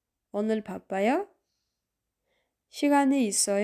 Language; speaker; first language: Korean; non-native, fluent; Kyrgyz